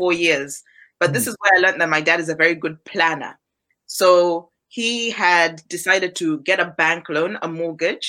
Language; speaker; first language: English; non-native, local second language; Nyanja